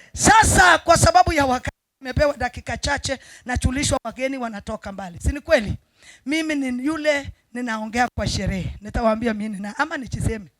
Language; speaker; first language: Swahili; non-native, local second language; Kalenjin